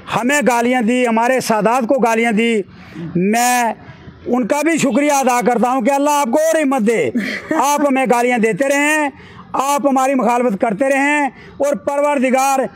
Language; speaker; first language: Hindi; native; Hindi